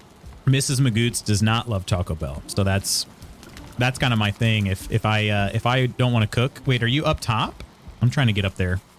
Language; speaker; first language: English; native; English